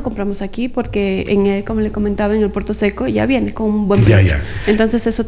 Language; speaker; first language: Spanish; native; Spanish